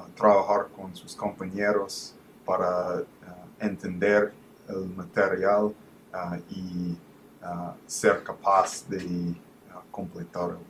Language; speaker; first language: Spanish; non-native, fluent; English